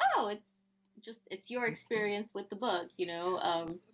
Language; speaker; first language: English; early bilingual, other home language; Spanish